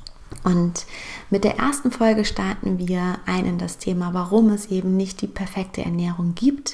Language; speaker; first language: German; native; German